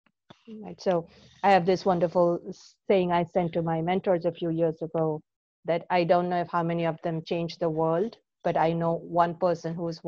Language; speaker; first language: English; non-native, local second language; Bangla